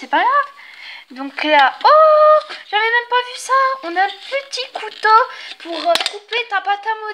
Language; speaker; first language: French; native; French